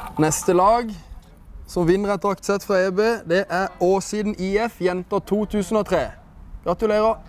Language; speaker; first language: Norwegian; native; Norwegian